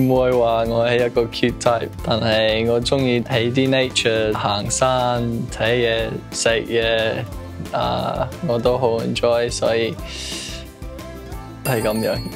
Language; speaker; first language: Cantonese; early bilingual, heritage; English